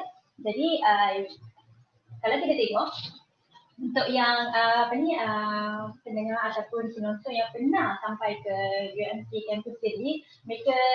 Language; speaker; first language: Malay; native; Malay